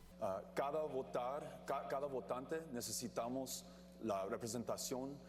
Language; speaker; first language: Spanish; non-native, learner; English